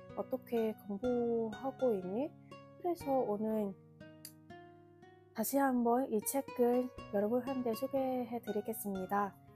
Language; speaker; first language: Korean; non-native, fluent; Vietnamese